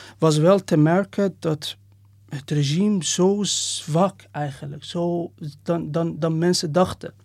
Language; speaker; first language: Dutch; non-native, fluent; Persian